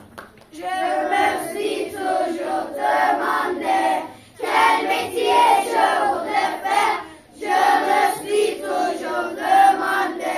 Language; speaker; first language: French; non-native, learner; Turkish